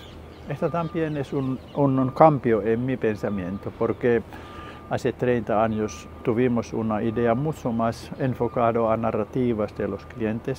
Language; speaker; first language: Spanish; non-native, learner; Finnish